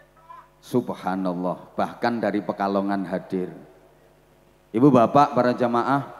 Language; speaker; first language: Indonesian; non-native, local second language; Javanese